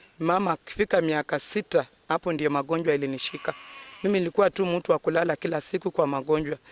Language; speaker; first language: Swahili; non-native, local second language; Luyia